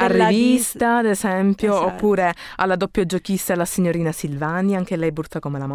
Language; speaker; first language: Italian; native; Italian